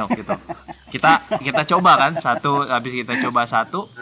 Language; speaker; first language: Indonesian; native; Indonesian